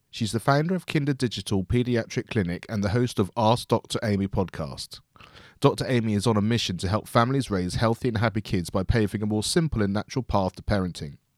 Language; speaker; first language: English; native; English